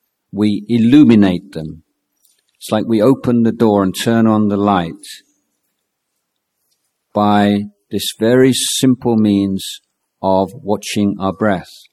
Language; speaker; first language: English; native; English